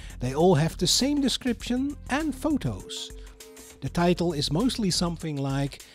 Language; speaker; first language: English; non-native, fluent; Dutch